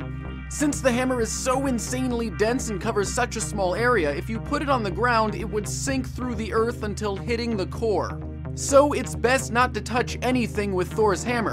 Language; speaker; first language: English; native; English